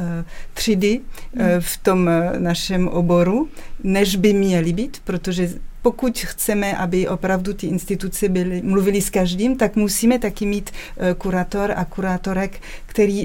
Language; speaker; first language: Czech; non-native, fluent; French